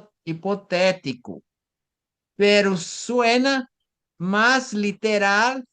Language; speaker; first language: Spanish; non-native, learner; Portuguese